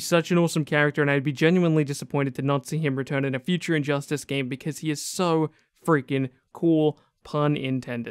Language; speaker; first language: English; native; English